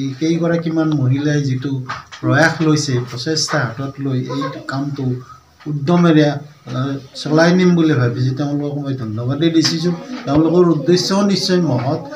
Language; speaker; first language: Assamese; native; Assamese